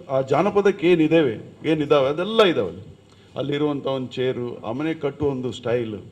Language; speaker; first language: Kannada; non-native, local second language; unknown